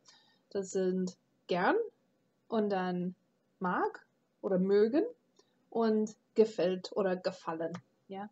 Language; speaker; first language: German; non-native, fluent; English